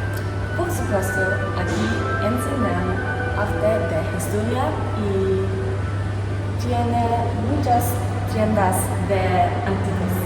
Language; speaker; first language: Spanish; non-native, learner; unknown